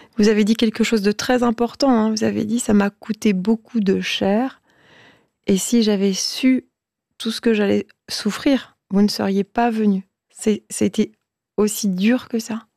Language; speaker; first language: French; native; French